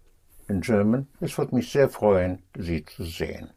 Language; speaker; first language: German; non-native, fluent; English